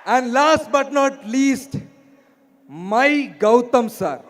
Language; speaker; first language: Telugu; non-native, learner; Malayalam